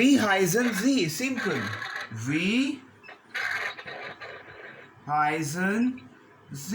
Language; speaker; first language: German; non-native, learner; Hindi